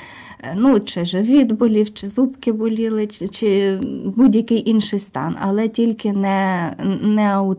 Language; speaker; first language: Ukrainian; native; Ukrainian